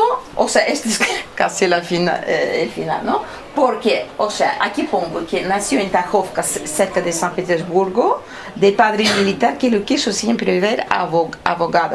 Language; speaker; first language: Spanish; non-native, fluent; Russian